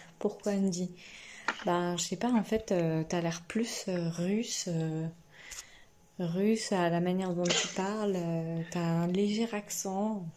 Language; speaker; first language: French; native; French